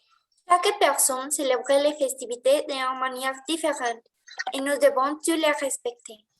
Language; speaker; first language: French; non-native, learner; Spanish